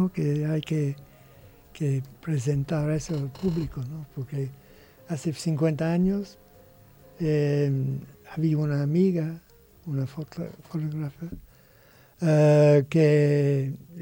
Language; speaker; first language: Spanish; non-native, learner; English